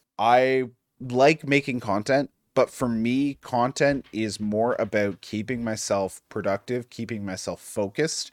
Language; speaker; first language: English; native; English